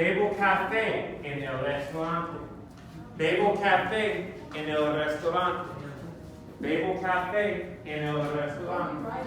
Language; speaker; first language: Spanish; non-native, fluent; English